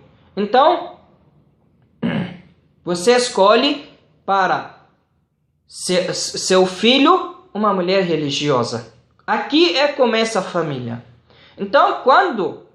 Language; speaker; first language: Portuguese; non-native, fluent; Arabic